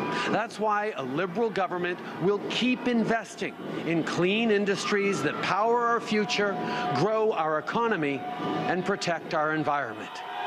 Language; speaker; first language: English; early bilingual, other home language; French